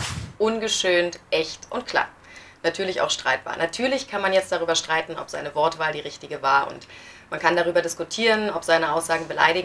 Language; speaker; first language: German; native; German